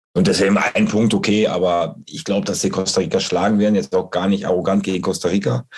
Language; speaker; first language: German; native; German